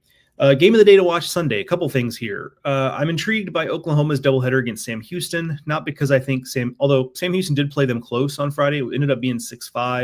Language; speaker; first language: English; native; English